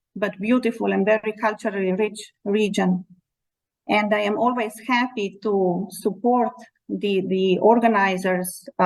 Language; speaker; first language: English; non-native, fluent; Slovenian